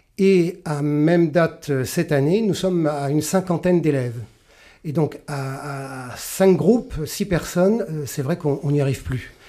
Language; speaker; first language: French; native; French